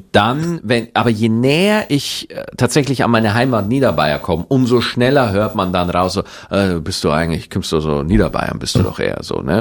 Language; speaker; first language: German; native; German